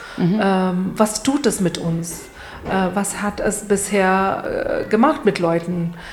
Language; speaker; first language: German; non-native, fluent; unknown